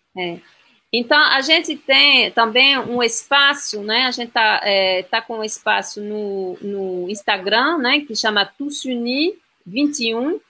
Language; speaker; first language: Portuguese; non-native, fluent; French